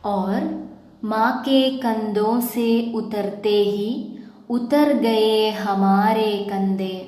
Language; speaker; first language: Hindi; non-native, local second language; Malayalam